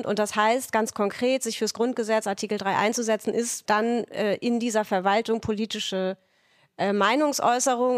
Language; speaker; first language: German; native; German